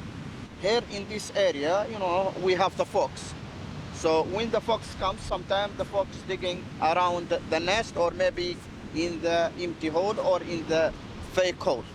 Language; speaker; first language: English; non-native, fluent; Arabic